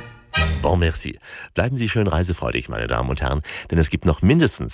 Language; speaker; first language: German; native; German